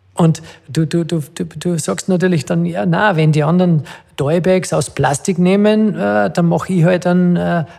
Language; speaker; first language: German; native; German